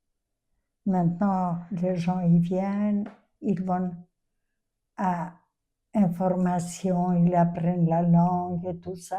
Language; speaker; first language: French; non-native, fluent; Albanian